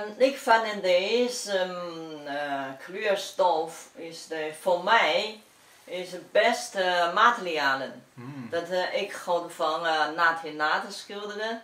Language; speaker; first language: Dutch; non-native, fluent; Chinese